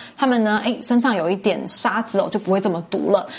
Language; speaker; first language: Chinese; native; Chinese